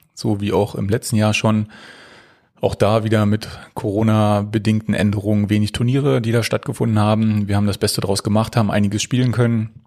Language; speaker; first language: German; native; German